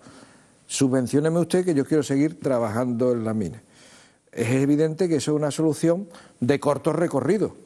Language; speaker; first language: Spanish; native; Spanish